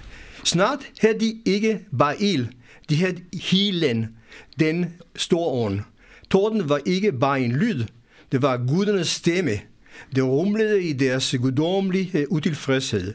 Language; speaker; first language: Danish; non-native, fluent; Hebrew